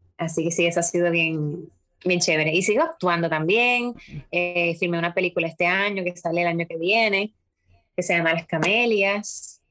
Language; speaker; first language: Spanish; native; Spanish